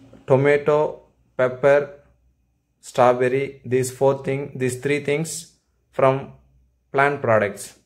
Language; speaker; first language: English; non-native, local second language; Tamil